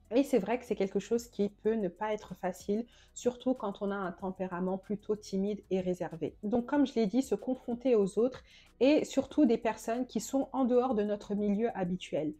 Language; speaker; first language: French; native; French